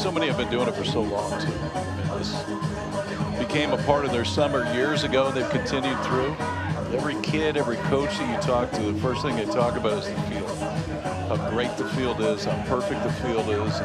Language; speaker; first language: English; native; English